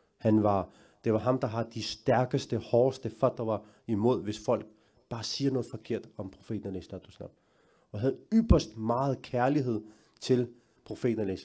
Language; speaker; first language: Danish; early bilingual, other home language; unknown